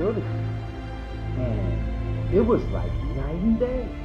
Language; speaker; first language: English; native; English